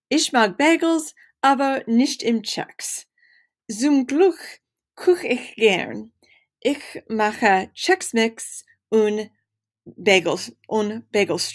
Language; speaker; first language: German; non-native, learner; English